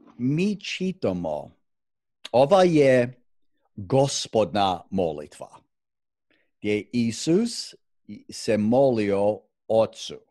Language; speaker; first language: Croatian; non-native, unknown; English